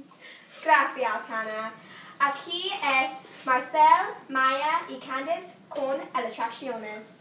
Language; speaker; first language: Spanish; non-native, learner; English